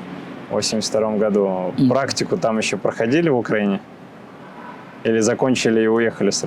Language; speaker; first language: Russian; native; Russian